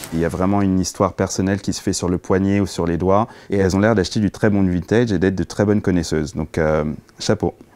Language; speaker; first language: French; native; French